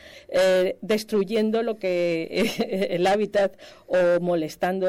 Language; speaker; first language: Spanish; native; Spanish